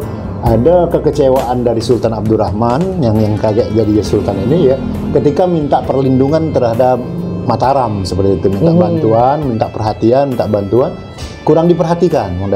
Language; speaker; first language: Indonesian; native; Indonesian